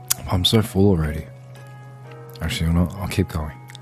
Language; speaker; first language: English; native; English